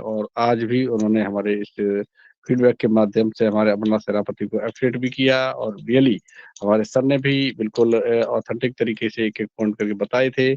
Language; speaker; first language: Hindi; native; Hindi